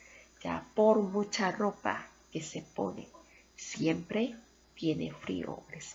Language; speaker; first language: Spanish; non-native, fluent; Korean